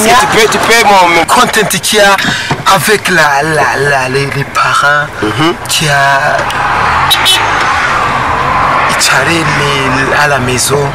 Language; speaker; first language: French; non-native, learner; Rundi